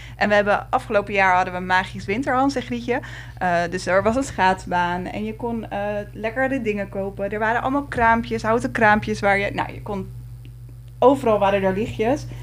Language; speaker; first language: Dutch; native; Dutch